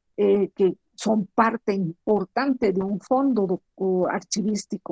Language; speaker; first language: Spanish; native; Spanish